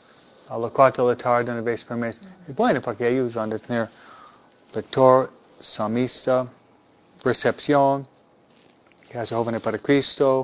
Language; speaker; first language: Spanish; non-native, fluent; English